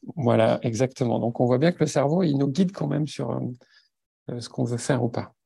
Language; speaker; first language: French; native; French